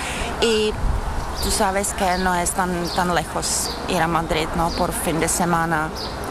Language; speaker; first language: Spanish; non-native, learner; Czech